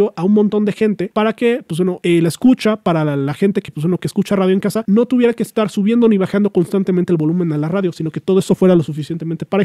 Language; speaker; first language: Spanish; native; Spanish